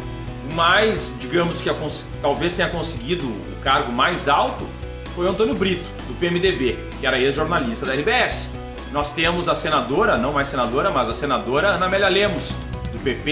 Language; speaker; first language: Portuguese; native; Portuguese